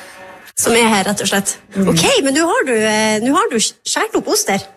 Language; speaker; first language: Norwegian; native; Norwegian